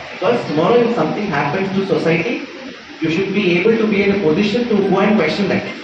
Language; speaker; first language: English; non-native, local second language; Telugu